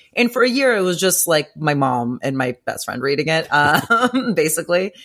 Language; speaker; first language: English; early bilingual, other home language; Greek